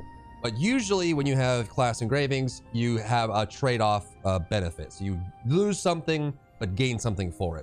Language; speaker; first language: English; native; English